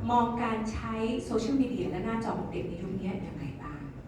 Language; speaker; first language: Thai; native; Thai